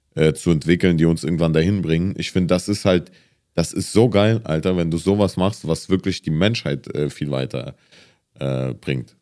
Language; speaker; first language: German; native; German